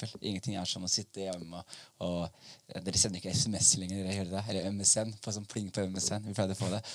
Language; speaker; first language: Norwegian; early bilingual, other home language; Somali